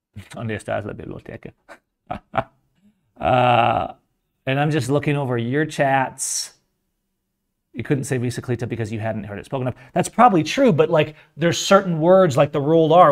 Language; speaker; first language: English; native; English